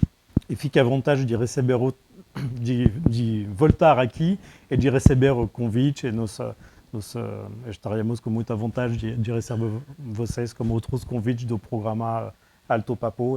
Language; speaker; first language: Portuguese; non-native, fluent; French